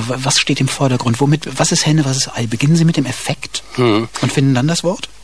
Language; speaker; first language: German; native; German